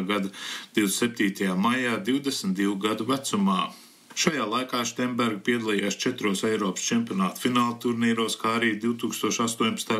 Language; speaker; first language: Latvian; early bilingual, heritage; Latvian